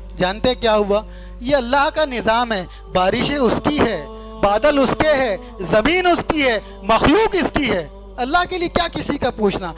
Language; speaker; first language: Urdu; native; Urdu